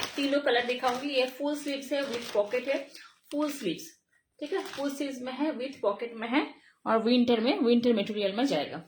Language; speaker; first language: Hindi; non-native, local second language; Bangla